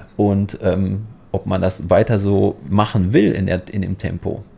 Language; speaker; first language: German; non-native, fluent; Polish